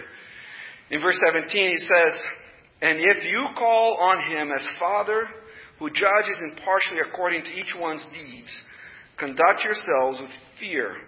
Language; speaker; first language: English; non-native, fluent; Portuguese